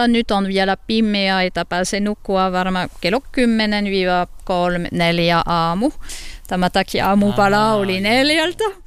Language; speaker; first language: Finnish; non-native, learner; French